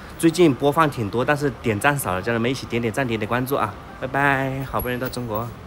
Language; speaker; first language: Chinese; native; Chinese